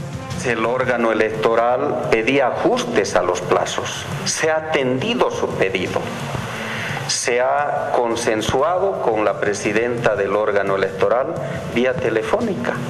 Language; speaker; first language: Spanish; native; Spanish